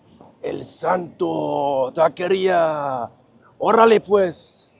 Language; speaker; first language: Spanish; non-native, learner; English